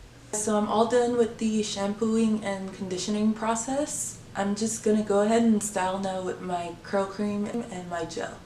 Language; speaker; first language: English; native; English